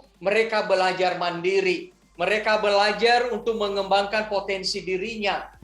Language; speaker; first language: Indonesian; native; Indonesian